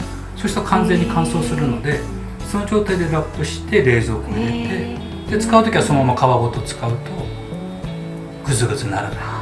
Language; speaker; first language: Japanese; native; Japanese